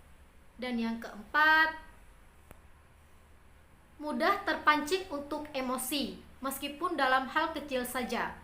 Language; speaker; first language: Indonesian; native; Indonesian